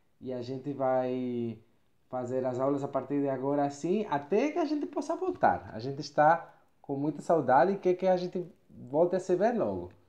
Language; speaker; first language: Portuguese; non-native, fluent; Spanish